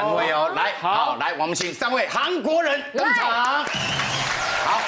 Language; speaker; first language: Chinese; native; Chinese